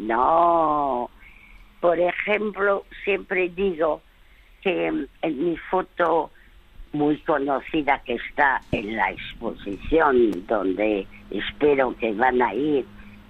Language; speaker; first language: Spanish; early bilingual, other home language; French